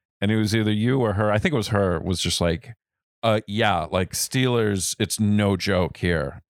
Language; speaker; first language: English; native; English